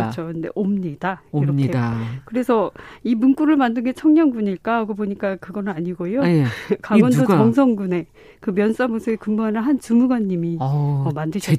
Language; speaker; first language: Korean; native; Korean